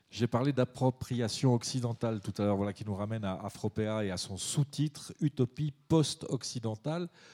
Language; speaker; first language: French; native; French